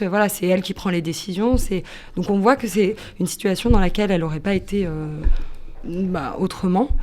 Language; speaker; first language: French; native; French